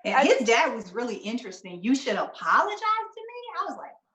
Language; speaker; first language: English; native; English